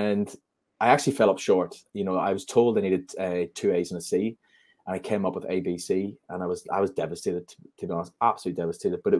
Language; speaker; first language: English; native; English